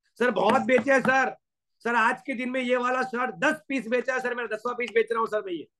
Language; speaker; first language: Hindi; non-native, local second language; Gujarati